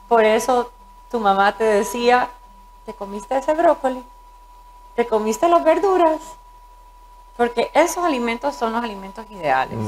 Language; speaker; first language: Spanish; native; Spanish